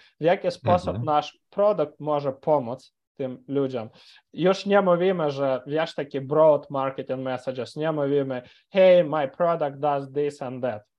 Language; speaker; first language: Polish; non-native, fluent; Ukrainian